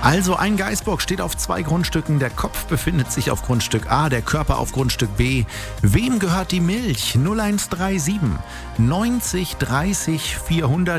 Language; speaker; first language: German; native; German